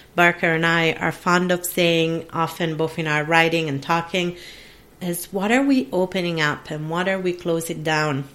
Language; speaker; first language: English; non-native, fluent; Italian